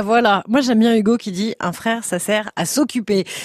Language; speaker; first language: French; native; French